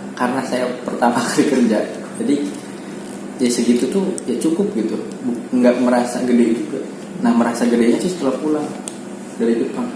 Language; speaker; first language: Indonesian; native; Indonesian